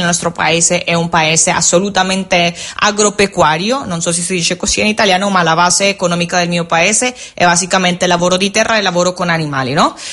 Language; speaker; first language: Italian; non-native, learner; Spanish